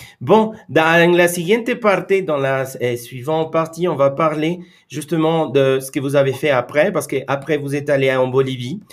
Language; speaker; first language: French; non-native, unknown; Spanish